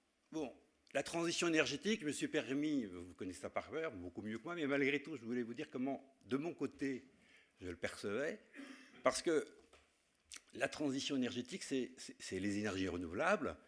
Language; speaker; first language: French; native; French